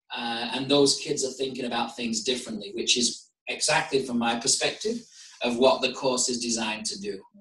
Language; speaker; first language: English; native; English